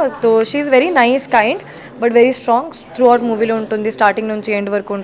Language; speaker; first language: Telugu; non-native, fluent; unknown